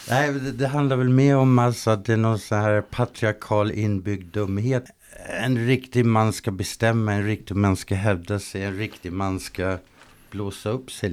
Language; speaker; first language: Swedish; native; Swedish